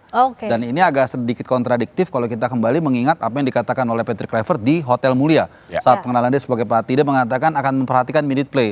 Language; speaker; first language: Indonesian; native; Indonesian